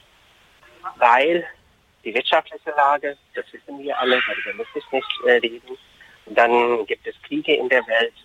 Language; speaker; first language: German; non-native, fluent; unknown